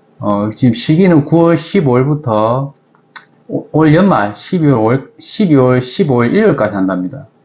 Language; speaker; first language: Korean; native; Korean